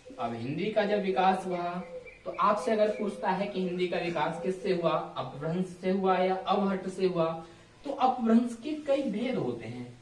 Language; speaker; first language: Hindi; native; Hindi